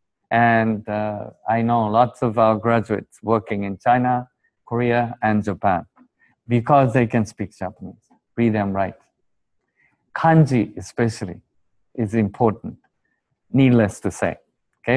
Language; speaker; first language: English; non-native, fluent; Japanese